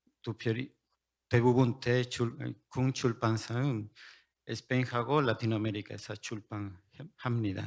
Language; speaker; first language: Korean; non-native, learner; Spanish